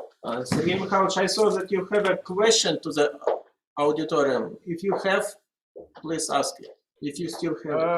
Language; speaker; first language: English; non-native, fluent; Russian